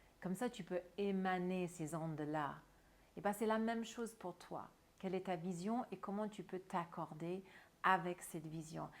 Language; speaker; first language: French; non-native, fluent; English